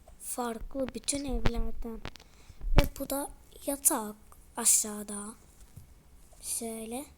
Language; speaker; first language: Turkish; early bilingual, heritage; Turkish